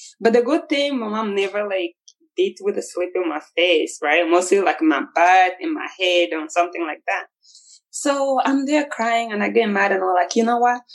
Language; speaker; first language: English; non-native, local second language; Kinyarwanda